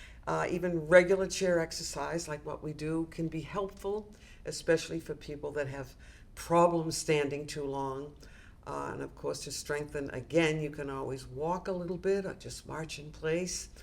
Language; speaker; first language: English; native; English